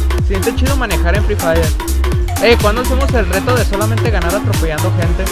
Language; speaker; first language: Spanish; native; Spanish